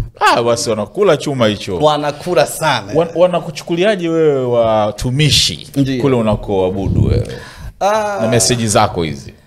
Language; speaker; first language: Swahili; native; Swahili